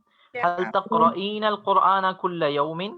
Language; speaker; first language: Arabic; non-native, fluent; Urdu